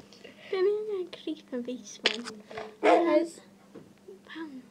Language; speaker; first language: Welsh; native; Welsh